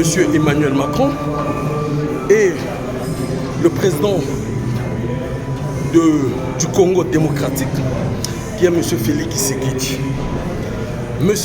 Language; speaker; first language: French; non-native, local second language; Lingala